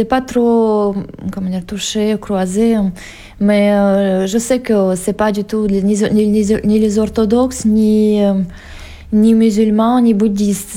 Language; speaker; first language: French; non-native, fluent; Russian